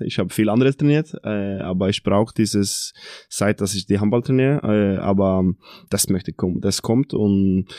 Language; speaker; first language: German; non-native, fluent; Norwegian